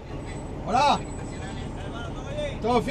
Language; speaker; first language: Spanish; non-native, learner; French